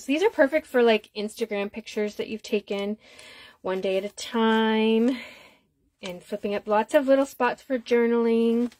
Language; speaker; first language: English; native; English